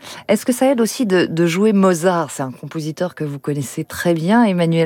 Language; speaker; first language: French; native; French